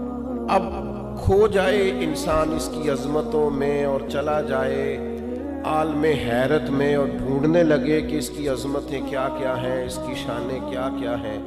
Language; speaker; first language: Urdu; native; Urdu